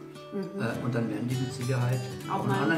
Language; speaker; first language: German; native; German